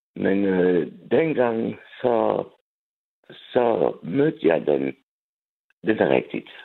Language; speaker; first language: Danish; non-native, fluent; French